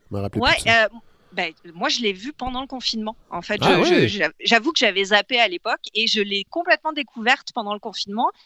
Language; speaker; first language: French; native; French